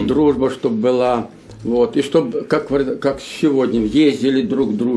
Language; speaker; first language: Russian; native; Russian